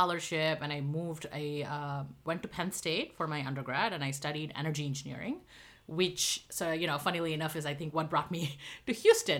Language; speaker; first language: English; non-native, local second language; Tamil